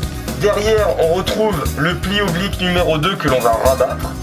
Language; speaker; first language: French; native; French